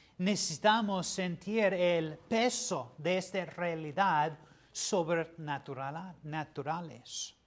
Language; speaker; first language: Spanish; non-native, fluent; English